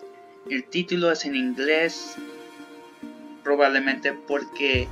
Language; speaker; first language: Spanish; non-native, learner; English